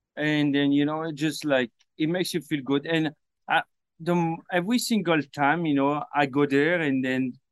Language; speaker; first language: English; non-native, fluent; French